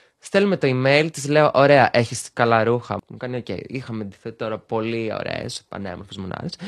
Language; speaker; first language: Greek; early bilingual, other home language; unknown